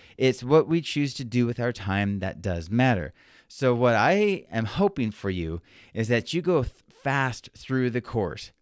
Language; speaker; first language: English; native; English